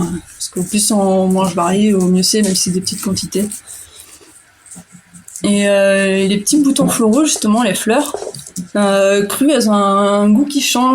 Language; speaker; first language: French; native; French